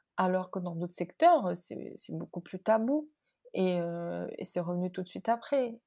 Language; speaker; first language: French; non-native, local second language; Arabic